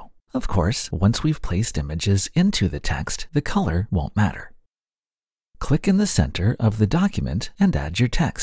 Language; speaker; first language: English; native; English